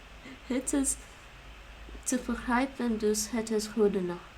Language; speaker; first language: Dutch; non-native, learner; English